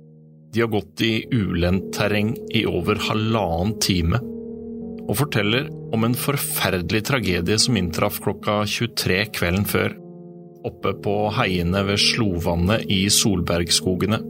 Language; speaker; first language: Norwegian; native; Norwegian